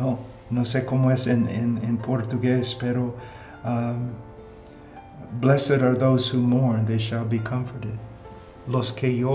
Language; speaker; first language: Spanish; non-native, fluent; English